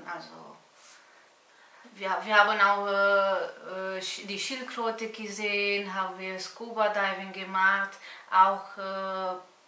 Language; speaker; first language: German; non-native, fluent; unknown